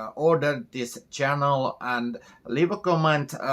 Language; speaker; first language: English; non-native, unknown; Finnish